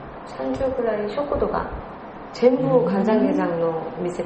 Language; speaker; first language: Japanese; non-native, learner; Korean